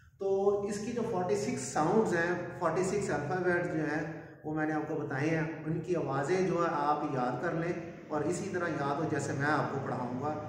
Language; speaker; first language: Urdu; non-native, local second language; Punjabi